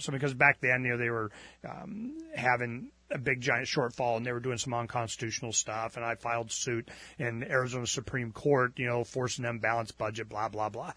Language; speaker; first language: English; native; English